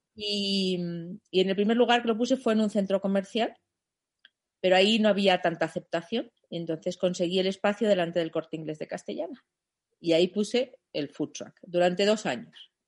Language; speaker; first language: Spanish; non-native, fluent; German